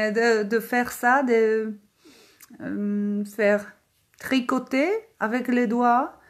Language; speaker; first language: French; non-native, learner; Polish